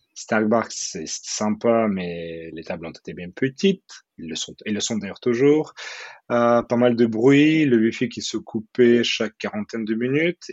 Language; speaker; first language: French; non-native, fluent; Ukrainian